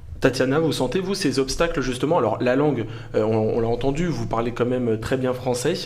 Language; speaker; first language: French; native; French